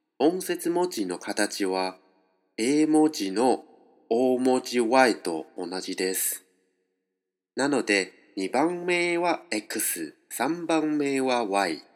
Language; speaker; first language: Japanese; non-native, fluent; Chinese